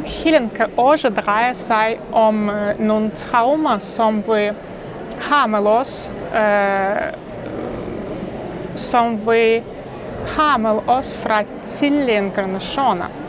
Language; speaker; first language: Danish; non-native, fluent; Russian